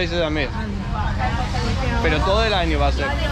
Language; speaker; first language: Spanish; non-native, learner; Danish